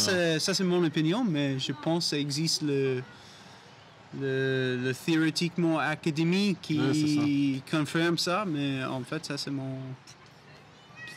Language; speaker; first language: French; non-native, learner; English